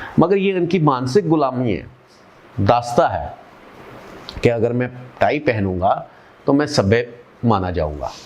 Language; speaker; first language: Hindi; non-native, local second language; Punjabi